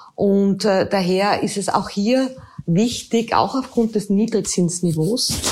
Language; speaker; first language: German; native; German